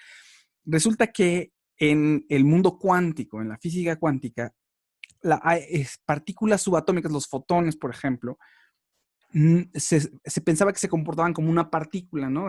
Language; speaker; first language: Spanish; native; Spanish